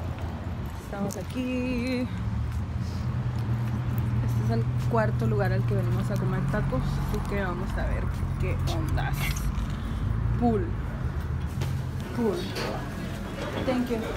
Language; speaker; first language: Spanish; early bilingual, heritage; Spanish